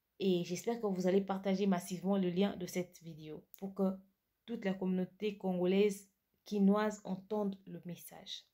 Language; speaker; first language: French; non-native, local second language; Lingala